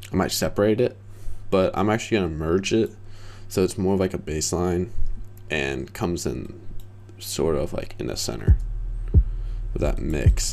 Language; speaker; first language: English; native; English